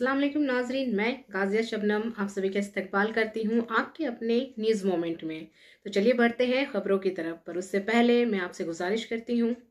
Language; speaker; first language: Urdu; native; Urdu